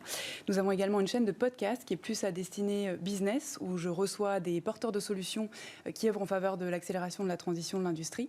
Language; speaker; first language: French; native; French